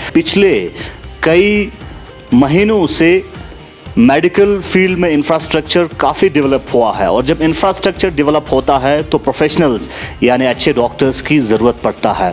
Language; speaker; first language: Hindi; non-native, local second language; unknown